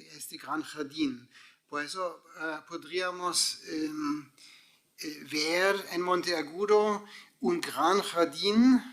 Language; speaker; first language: Spanish; non-native, fluent; German